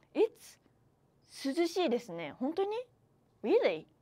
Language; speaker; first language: Japanese; native; Japanese